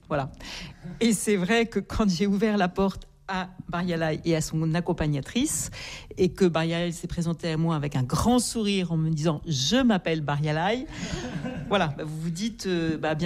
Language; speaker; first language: French; native; French